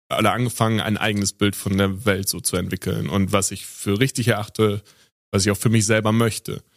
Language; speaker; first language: German; native; German